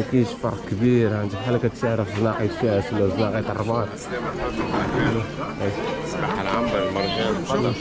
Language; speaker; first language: Arabic; native; Arabic